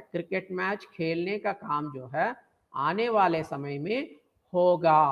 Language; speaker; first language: Hindi; non-native, local second language; Telugu